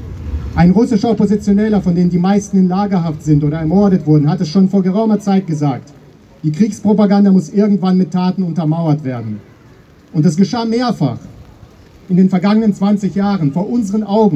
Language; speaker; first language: German; native; German